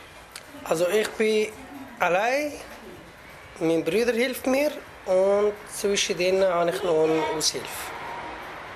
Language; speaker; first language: German; non-native, fluent; Kurdish